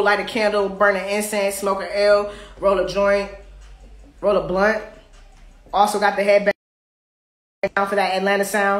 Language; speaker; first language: English; native; English